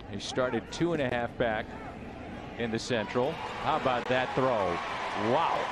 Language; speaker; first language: English; native; English